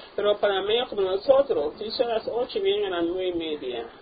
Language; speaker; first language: Spanish; non-native, local second language; English